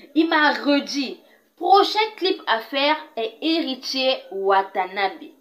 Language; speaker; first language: French; non-native, local second language; Lingala